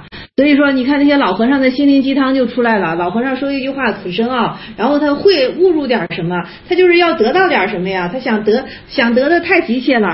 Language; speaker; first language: Chinese; native; Chinese